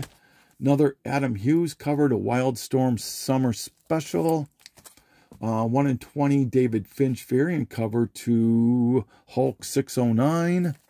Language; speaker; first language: English; native; English